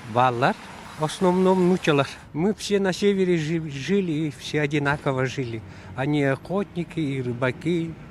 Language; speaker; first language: Russian; non-native, local second language; Yakut